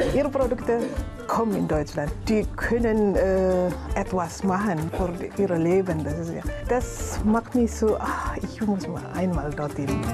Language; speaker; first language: German; non-native, learner; Indonesian